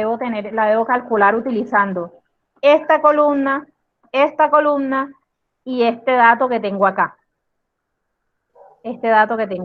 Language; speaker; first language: Spanish; native; Spanish